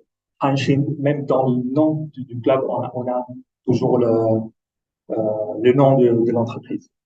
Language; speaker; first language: French; non-native, fluent; Italian